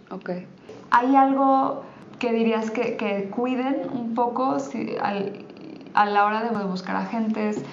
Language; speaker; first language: Spanish; native; Spanish